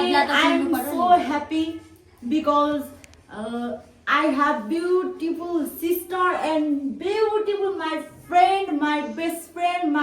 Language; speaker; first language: English; non-native, learner; Nepali